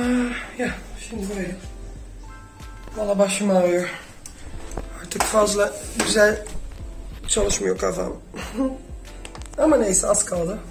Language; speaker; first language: Turkish; early bilingual, heritage; Turkish